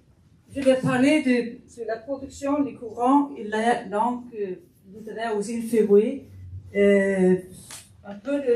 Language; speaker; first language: French; non-native, fluent; Faroese